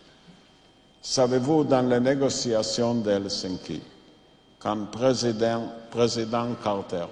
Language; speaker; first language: French; non-native, fluent; Yiddish